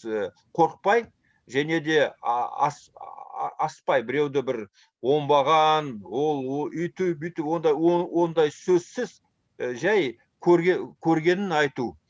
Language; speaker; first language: Kazakh; early bilingual, heritage; Kazakh